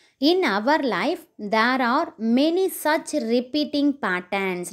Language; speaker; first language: English; non-native, local second language; Tamil